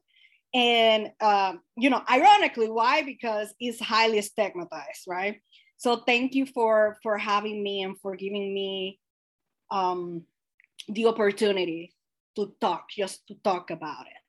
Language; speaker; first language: English; non-native, fluent; Spanish